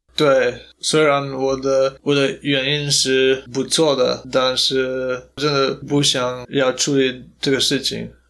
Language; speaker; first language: Chinese; non-native, fluent; Polish